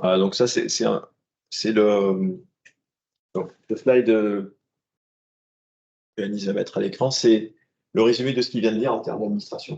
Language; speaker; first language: French; native; French